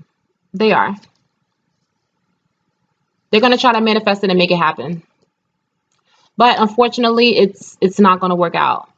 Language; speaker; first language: English; native; English